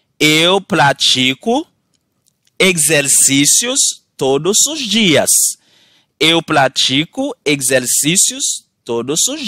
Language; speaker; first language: Portuguese; non-native, fluent; Haitian Creole